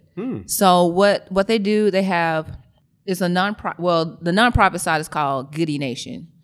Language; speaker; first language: English; native; English